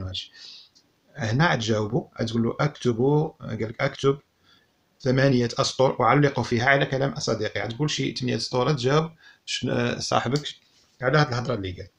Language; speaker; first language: Arabic; native; Arabic